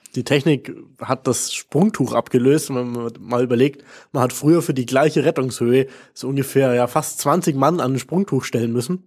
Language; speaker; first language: German; native; German